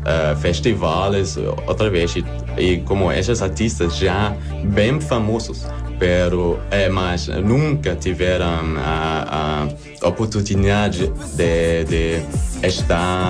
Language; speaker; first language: Portuguese; non-native, learner; German